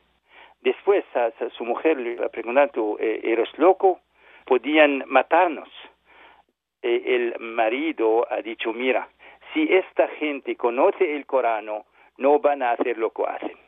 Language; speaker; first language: Spanish; non-native, learner; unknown